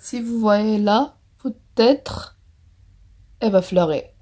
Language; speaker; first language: French; non-native, fluent; Korean